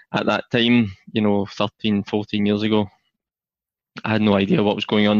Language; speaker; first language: English; native; English